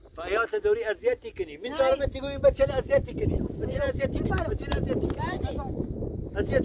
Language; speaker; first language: Persian; non-native, local second language; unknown